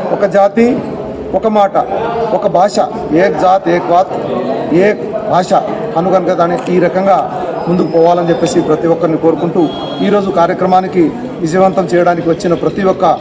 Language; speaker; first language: Telugu; non-native, local second language; Lambadi